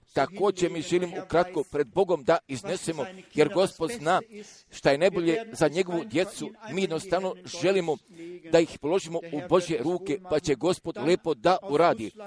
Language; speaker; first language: Croatian; early bilingual, heritage; Croatian